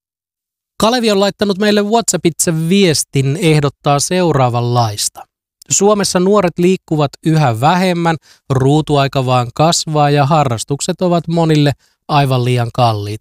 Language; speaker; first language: Finnish; native; Finnish